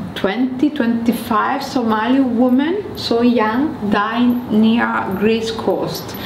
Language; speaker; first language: English; non-native, fluent; Somali